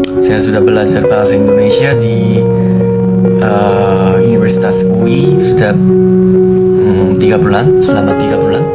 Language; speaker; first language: Indonesian; non-native, learner; Korean